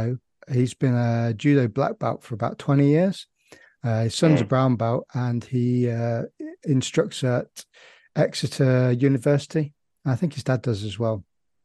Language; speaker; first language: English; native; English